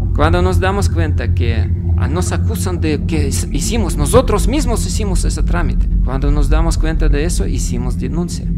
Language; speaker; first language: Spanish; non-native, fluent; Russian